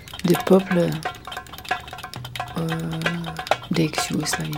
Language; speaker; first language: French; non-native, fluent; Serbian